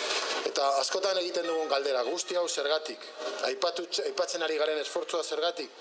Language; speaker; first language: Basque; native; Basque